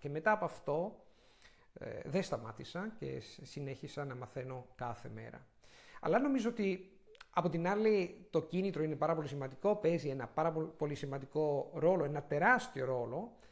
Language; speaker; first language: Greek; non-native, fluent; Italian